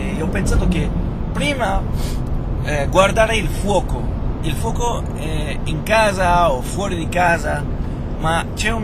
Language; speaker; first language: Italian; non-native, fluent; Spanish